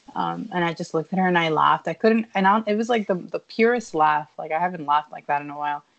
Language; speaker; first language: English; early bilingual, other home language; Spanish